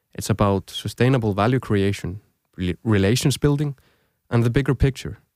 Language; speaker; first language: English; non-native, fluent; Icelandic